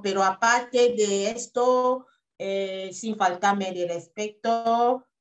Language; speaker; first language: Spanish; non-native, fluent; French